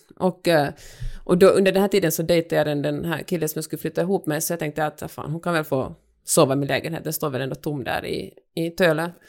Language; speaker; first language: Swedish; native; Swedish